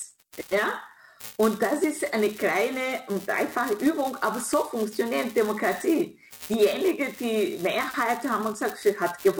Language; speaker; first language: German; non-native, fluent; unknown